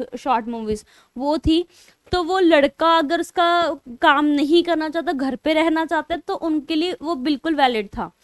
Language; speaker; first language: Hindi; non-native, local second language; Punjabi